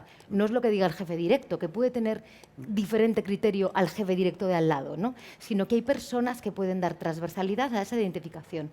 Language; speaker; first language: Spanish; native; Spanish